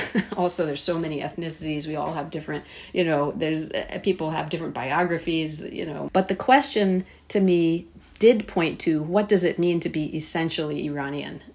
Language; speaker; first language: English; early bilingual, heritage; Persian